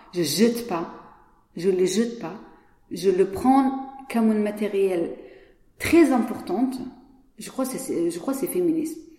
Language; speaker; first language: French; non-native, learner; Persian